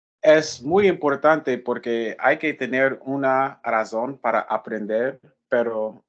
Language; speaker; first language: Spanish; non-native, fluent; English